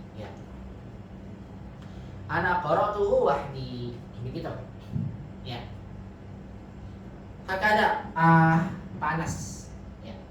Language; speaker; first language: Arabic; non-native, fluent; Indonesian